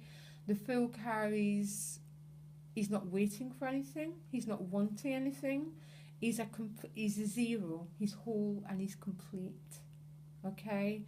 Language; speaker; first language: English; native; English